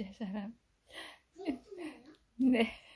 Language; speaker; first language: Korean; non-native, fluent; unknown